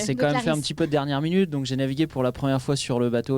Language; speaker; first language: French; native; French